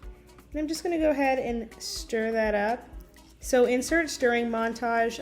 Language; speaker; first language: English; native; English